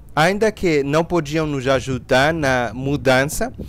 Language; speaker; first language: Portuguese; non-native, fluent; English